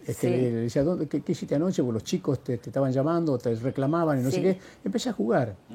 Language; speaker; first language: Spanish; native; Spanish